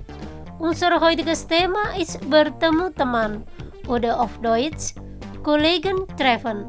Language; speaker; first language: German; non-native, fluent; Indonesian